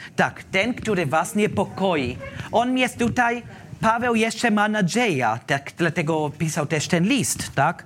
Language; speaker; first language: Polish; non-native, learner; German